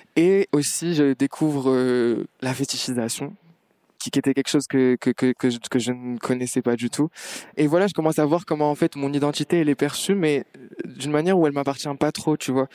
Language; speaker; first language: French; non-native, local second language; Arabic